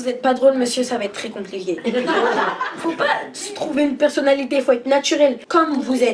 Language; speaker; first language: French; native; French